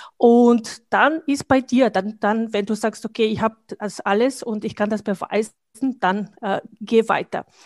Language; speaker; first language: German; non-native, fluent; Bosnian